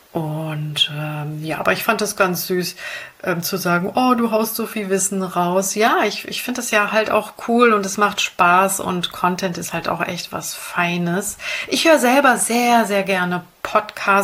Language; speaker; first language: German; native; German